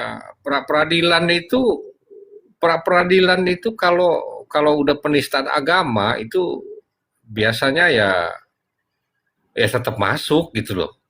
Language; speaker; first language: Indonesian; native; Indonesian